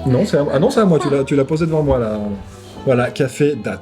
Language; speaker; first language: French; native; French